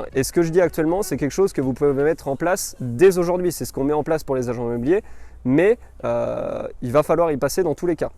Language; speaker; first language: French; native; French